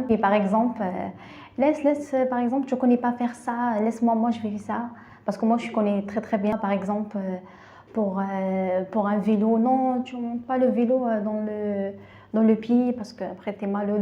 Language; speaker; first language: French; non-native, learner; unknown